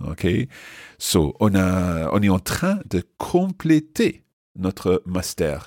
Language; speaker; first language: French; non-native, fluent; English